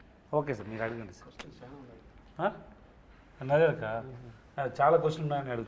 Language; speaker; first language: Telugu; non-native, local second language; Tamil